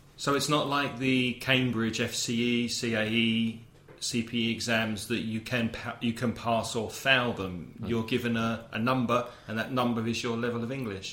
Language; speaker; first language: English; native; English